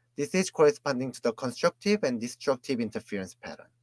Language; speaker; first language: English; non-native, fluent; Korean